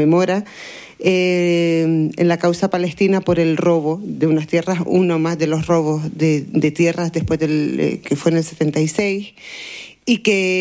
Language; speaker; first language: Spanish; native; Spanish